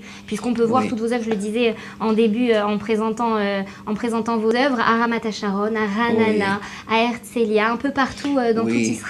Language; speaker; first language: French; native; French